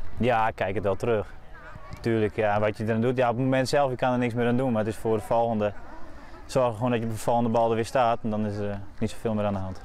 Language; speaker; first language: Dutch; native; Dutch